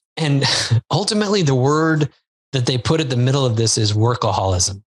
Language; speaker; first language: English; native; English